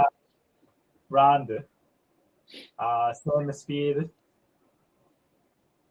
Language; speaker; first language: English; non-native, learner; Japanese